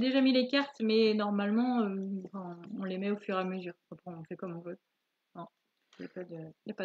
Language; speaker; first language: French; native; French